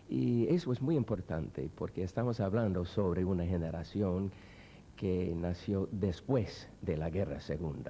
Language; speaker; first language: Spanish; non-native, fluent; English